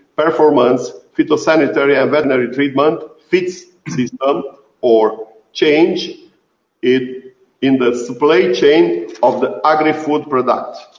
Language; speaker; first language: English; non-native, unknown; Romanian